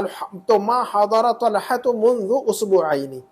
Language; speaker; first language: Arabic; non-native, fluent; Urdu